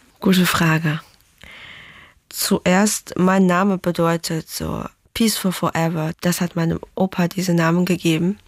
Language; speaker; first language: German; non-native, fluent; Chinese